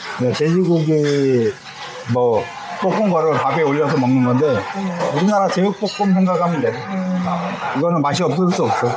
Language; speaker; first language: Korean; native; Korean